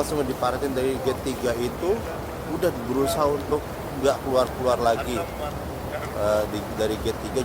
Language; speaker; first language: Indonesian; native; Indonesian